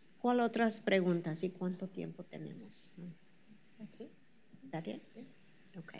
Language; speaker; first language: Spanish; early bilingual, heritage; Spanish